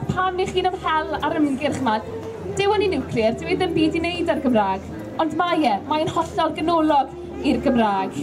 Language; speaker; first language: Welsh; native; Welsh